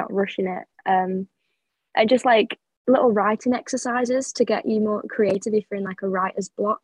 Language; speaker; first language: English; native; English